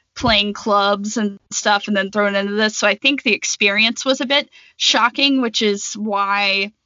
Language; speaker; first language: English; native; English